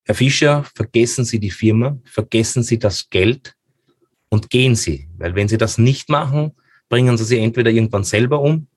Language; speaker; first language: German; native; German